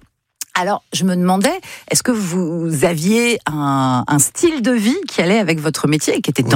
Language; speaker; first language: French; native; French